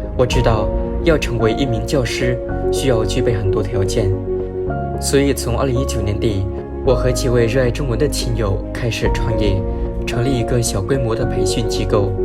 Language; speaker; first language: Chinese; non-native, fluent; Vietnamese